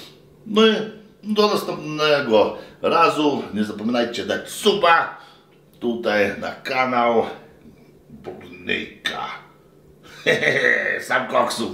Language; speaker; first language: Polish; non-native, fluent; Lithuanian